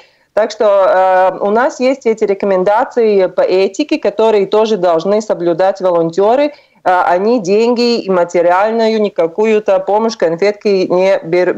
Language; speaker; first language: Russian; non-native, local second language; Latvian